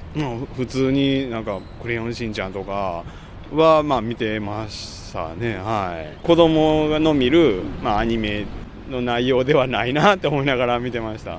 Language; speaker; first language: Japanese; native; Japanese